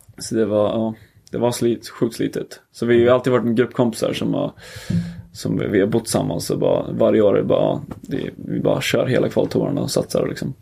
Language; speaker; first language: Swedish; native; Swedish